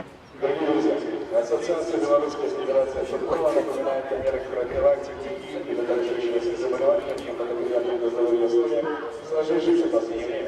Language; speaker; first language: Russian; native; Russian